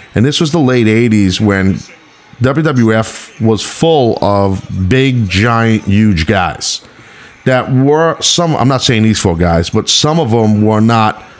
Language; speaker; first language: English; native; English